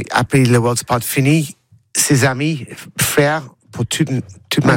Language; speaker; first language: French; non-native, learner; English